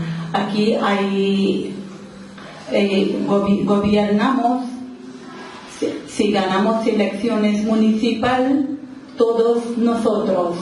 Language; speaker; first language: Spanish; non-native, local second language; Urdu